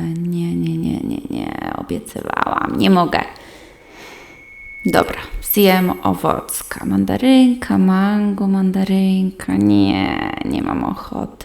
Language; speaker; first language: Polish; native; Polish